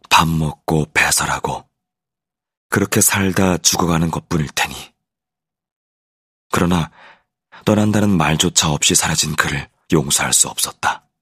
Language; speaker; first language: Korean; native; Korean